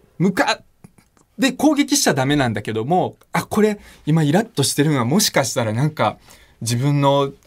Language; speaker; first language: Japanese; early bilingual, other home language; Russian